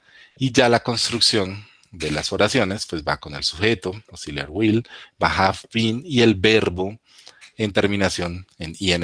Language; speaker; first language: Spanish; native; Spanish